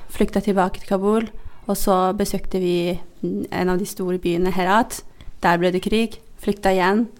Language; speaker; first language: Norwegian; non-native, fluent; Hazaragi